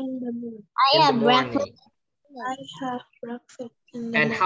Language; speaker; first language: English; non-native, local second language; Indonesian